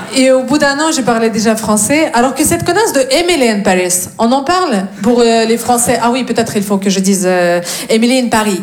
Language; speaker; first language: French; non-native, fluent; Russian